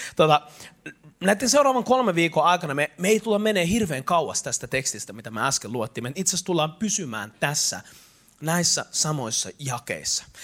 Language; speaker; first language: Finnish; native; Finnish